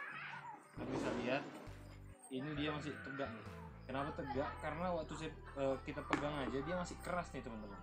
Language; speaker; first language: Indonesian; native; Indonesian